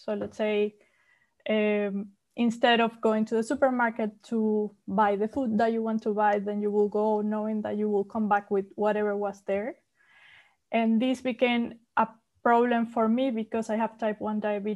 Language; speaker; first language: English; non-native, fluent; Spanish